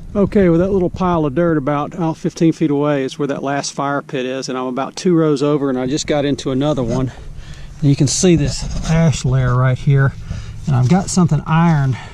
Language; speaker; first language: English; native; English